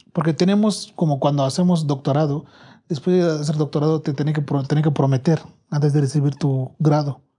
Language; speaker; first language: Spanish; non-native, learner; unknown